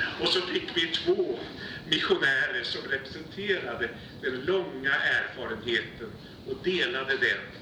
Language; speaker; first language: Swedish; native; Swedish